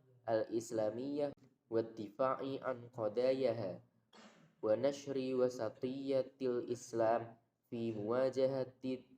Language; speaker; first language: Arabic; non-native, learner; Indonesian